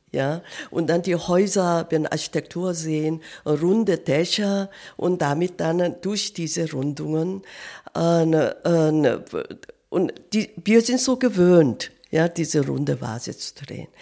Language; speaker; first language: German; non-native, learner; Korean